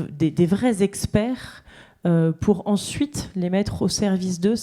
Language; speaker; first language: French; native; French